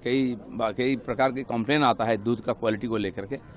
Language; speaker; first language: Hindi; non-native, local second language; Bangla